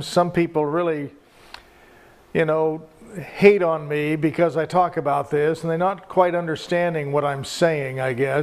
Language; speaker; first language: English; native; English